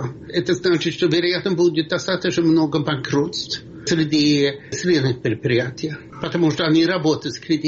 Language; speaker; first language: Russian; non-native, fluent; Swedish